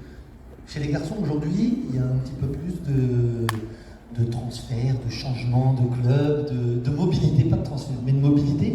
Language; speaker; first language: French; native; French